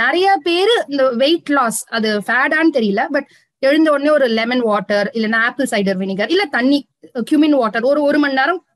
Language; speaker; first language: Tamil; native; Tamil